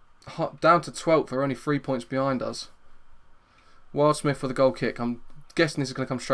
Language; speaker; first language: English; native; English